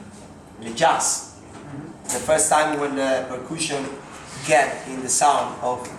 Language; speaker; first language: English; non-native, learner; Spanish